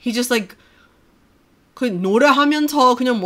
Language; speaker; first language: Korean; early bilingual, heritage; English